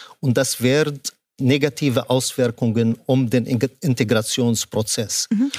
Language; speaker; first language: German; non-native, fluent; Arabic